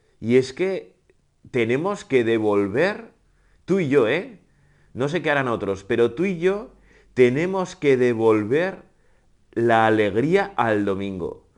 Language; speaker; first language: Spanish; native; Spanish